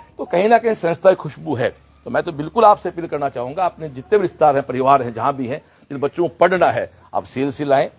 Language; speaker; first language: Hindi; native; Hindi